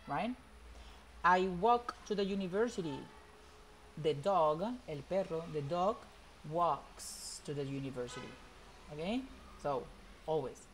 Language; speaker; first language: English; non-native, fluent; Spanish